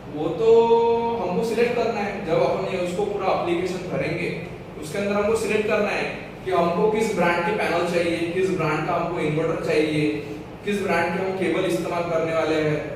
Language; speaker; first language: Hindi; non-native, local second language; Marathi